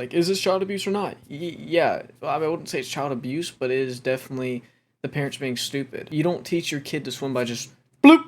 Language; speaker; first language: English; native; English